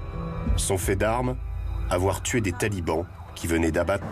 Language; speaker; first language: French; native; French